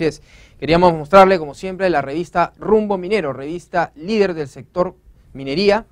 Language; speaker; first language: Spanish; native; Spanish